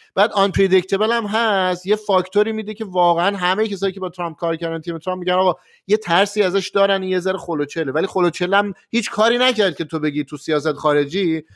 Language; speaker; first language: Persian; native; Persian